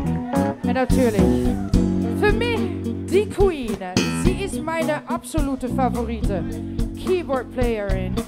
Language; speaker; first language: German; non-native, fluent; Dutch